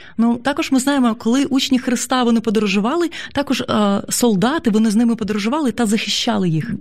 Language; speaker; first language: Ukrainian; native; Ukrainian